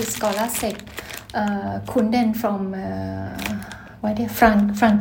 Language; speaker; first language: Swedish; non-native, learner; Thai